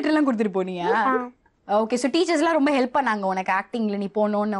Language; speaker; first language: Tamil; native; Tamil